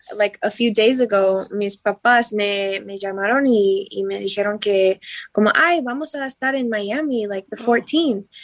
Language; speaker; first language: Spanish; non-native, learner; English